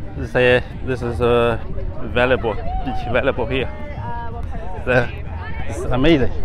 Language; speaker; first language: English; non-native, learner; Chinese